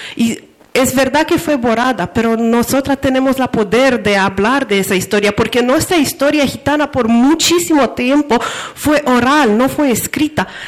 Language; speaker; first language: Spanish; non-native, learner; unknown